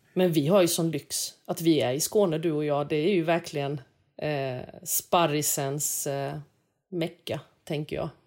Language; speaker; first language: Swedish; native; Swedish